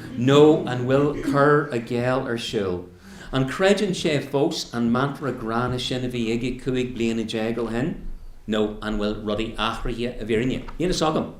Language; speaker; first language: Irish; non-native, local second language; English